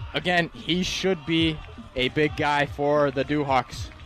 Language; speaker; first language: English; native; English